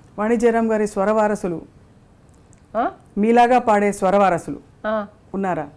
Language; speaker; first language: Telugu; native; Telugu